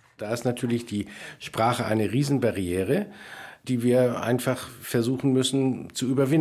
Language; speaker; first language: German; native; German